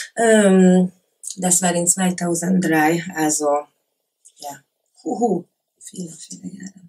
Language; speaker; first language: German; non-native, learner; Hungarian